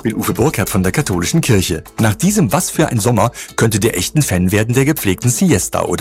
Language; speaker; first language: German; native; German